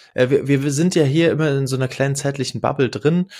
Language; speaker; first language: German; native; German